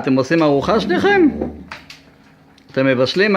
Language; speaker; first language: Hebrew; native; Hebrew